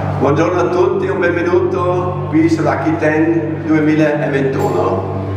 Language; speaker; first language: Italian; non-native, local second language; German